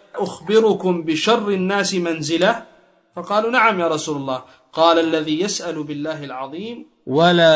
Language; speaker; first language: Arabic; native; Arabic